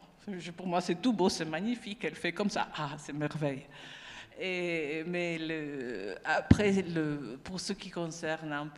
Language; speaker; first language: French; non-native, fluent; Italian